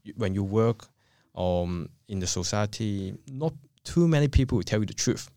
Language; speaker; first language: English; non-native, local second language; Cantonese